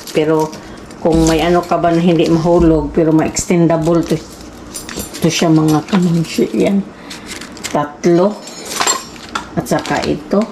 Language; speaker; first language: Filipino; non-native, local second language; Cebuano